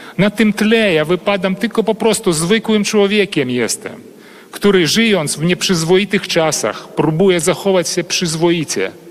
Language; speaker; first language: Polish; early bilingual, heritage; Polish